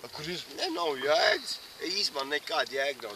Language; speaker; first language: Latvian; native; Latvian